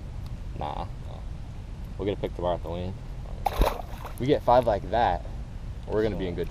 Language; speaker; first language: English; native; English